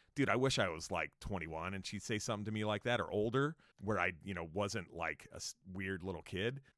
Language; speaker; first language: English; native; English